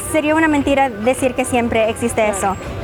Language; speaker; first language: Spanish; non-native, fluent; English